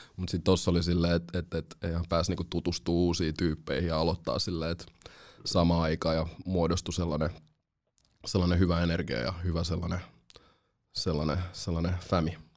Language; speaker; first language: Finnish; early bilingual, other home language; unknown